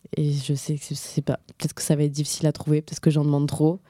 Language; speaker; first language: French; native; French